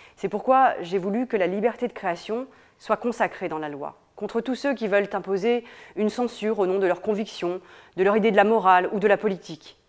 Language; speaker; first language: French; native; French